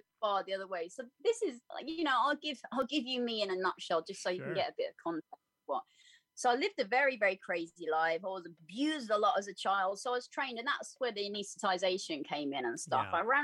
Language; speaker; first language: English; native; English